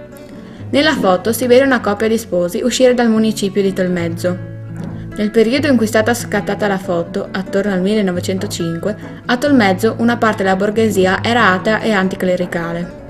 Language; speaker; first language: Italian; native; Italian